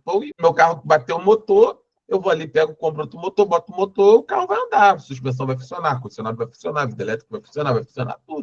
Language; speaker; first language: Portuguese; native; Portuguese